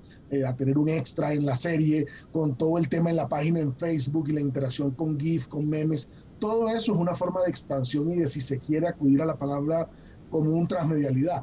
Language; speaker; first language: Spanish; native; Spanish